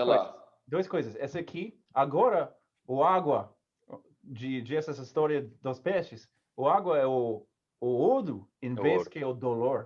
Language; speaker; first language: Portuguese; non-native, learner; English